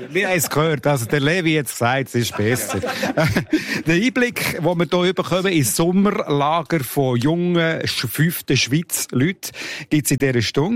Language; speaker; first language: German; native; German